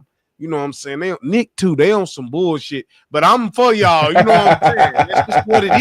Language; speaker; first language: English; native; English